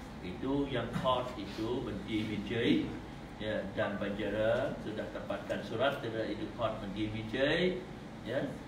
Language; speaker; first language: Indonesian; non-native, learner; Khmer